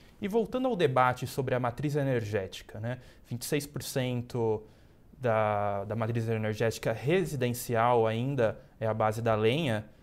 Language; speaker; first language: Portuguese; native; Portuguese